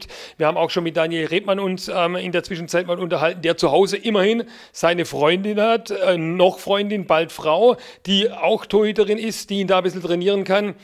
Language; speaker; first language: German; native; German